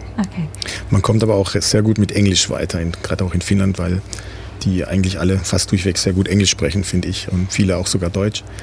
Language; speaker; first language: German; native; German